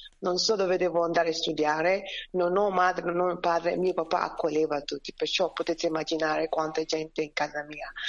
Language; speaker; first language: Italian; non-native, fluent; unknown